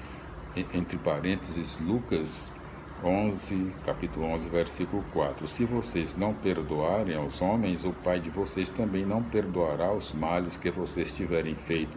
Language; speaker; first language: Portuguese; native; Portuguese